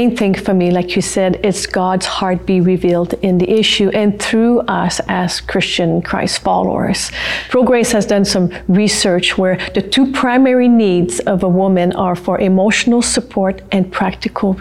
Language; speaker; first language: English; non-native, fluent; French